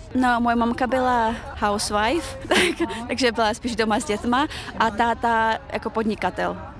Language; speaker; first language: Czech; early bilingual, other home language; Chechen